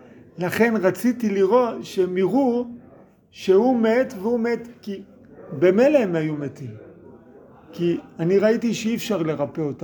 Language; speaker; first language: Hebrew; non-native, fluent; English